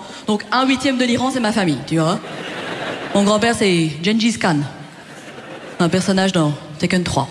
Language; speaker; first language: French; early bilingual, other home language; Persian